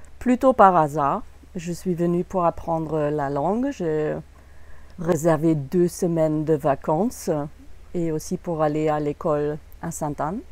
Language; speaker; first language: French; non-native, fluent; German